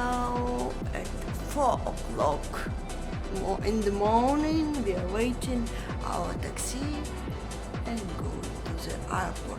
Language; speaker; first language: English; non-native, learner; Russian